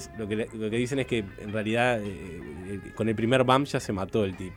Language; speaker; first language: Spanish; native; Spanish